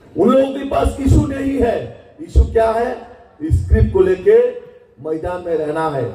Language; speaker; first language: Hindi; non-native, local second language; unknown